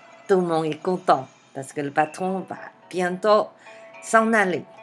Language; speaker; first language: French; non-native, fluent; Chinese